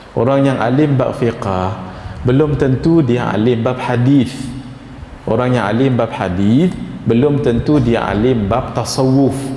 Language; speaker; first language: Malay; native; Malay